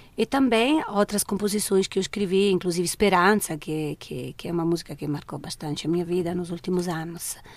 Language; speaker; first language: Portuguese; non-native, fluent; Italian